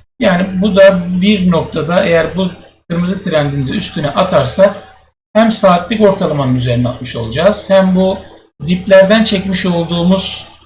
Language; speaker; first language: Turkish; native; Turkish